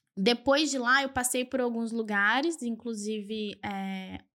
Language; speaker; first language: Portuguese; early bilingual, other home language; Spanish